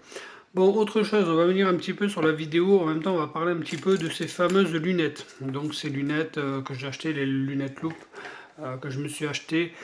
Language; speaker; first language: French; native; French